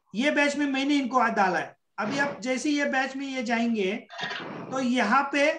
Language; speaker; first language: Hindi; non-native, local second language; Marathi